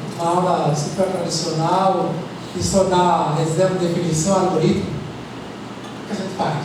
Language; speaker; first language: Portuguese; non-native, fluent; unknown